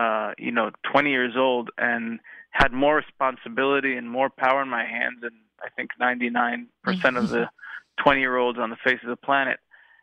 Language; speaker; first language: English; native; English